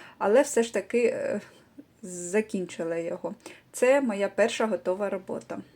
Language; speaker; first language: Ukrainian; non-native, local second language; Russian